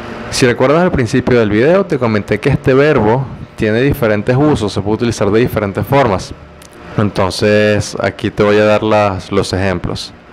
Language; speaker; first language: Spanish; native; Spanish